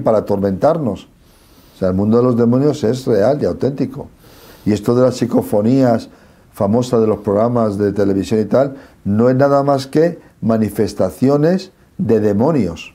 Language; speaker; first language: Spanish; native; Spanish